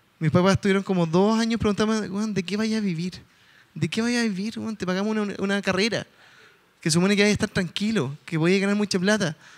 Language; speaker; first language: Spanish; native; Spanish